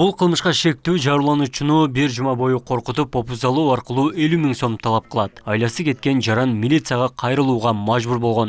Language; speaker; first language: Kyrgyz; native; Kyrgyz